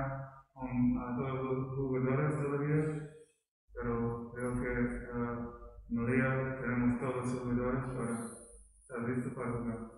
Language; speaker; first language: Spanish; non-native, learner; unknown